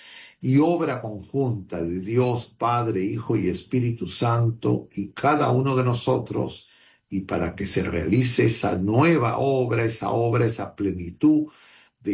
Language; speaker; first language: Spanish; native; Spanish